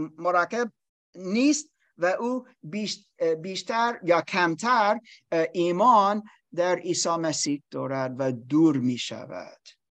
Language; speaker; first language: Persian; non-native, learner; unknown